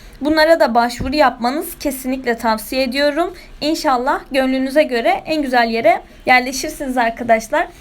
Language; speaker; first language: Turkish; native; Turkish